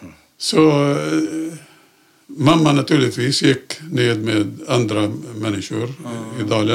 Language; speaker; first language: Swedish; non-native, fluent; Arabic